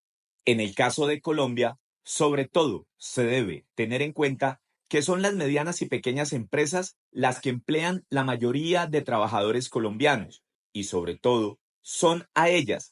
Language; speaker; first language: Spanish; native; Spanish